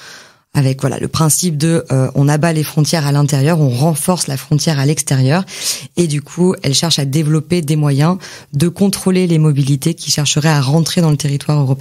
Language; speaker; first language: French; native; French